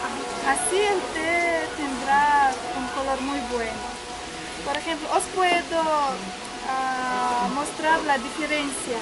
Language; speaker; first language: Spanish; non-native, fluent; Uzbek